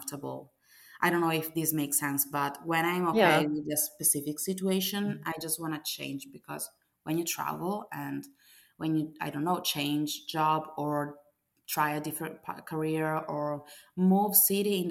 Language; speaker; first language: English; non-native, fluent; Italian